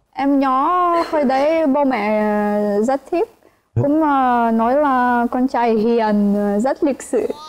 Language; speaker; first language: Vietnamese; non-native, fluent; Ukrainian